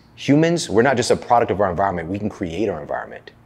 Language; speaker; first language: English; native; English